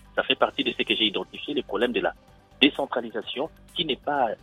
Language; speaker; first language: French; non-native, local second language; Lingala